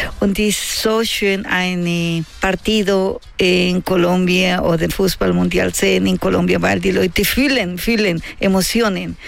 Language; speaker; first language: German; non-native, learner; Spanish